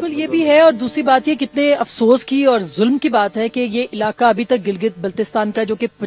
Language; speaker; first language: Urdu; native; Urdu